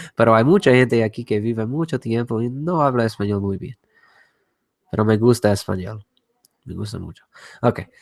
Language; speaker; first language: Spanish; non-native, learner; English